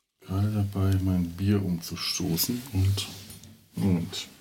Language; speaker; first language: German; native; German